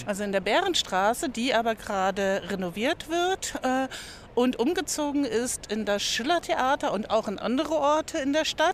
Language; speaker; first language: German; native; German